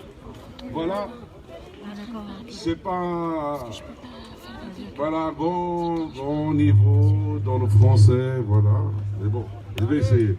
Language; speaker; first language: French; non-native, learner; Arabic